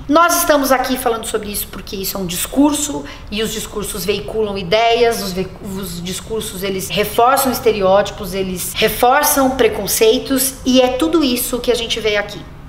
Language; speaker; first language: Portuguese; native; Portuguese